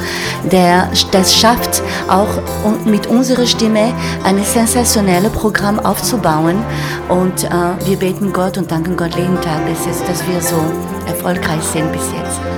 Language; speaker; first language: German; non-native, fluent; French